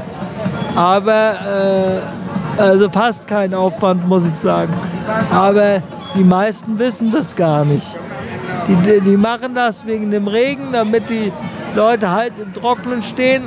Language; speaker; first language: German; native; German